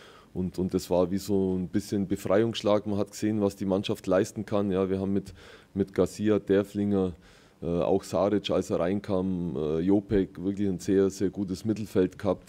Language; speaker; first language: German; native; German